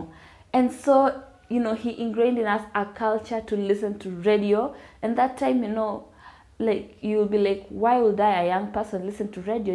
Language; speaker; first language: English; non-native, local second language; Luyia